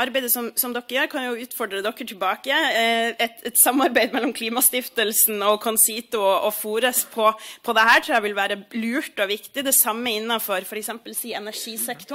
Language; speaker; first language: Norwegian; native; Norwegian